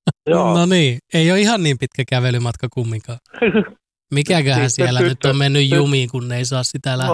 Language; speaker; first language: Finnish; native; Finnish